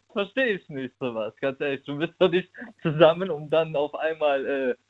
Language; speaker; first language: German; native; German